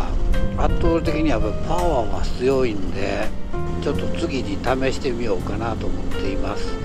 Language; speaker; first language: Japanese; native; Japanese